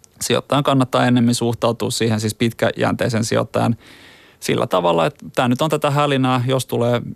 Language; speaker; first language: Finnish; native; Finnish